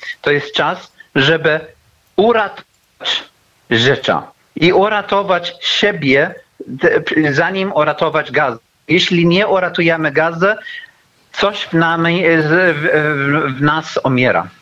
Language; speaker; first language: Polish; non-native, learner; Arabic